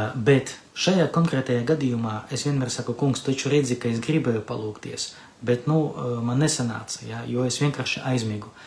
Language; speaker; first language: Latvian; non-native, local second language; Russian